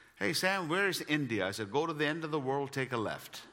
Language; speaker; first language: English; non-native, local second language; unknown